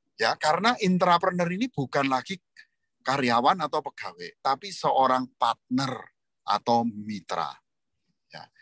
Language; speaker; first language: Indonesian; native; Indonesian